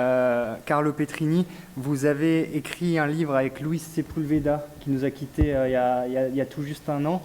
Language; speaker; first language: French; native; French